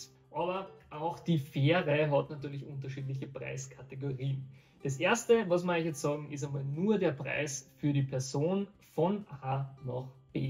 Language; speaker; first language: German; native; German